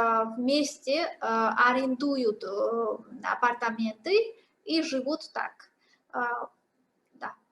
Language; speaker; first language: Russian; non-native, fluent; Georgian